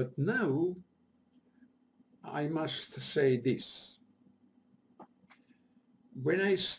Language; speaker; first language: English; non-native, learner; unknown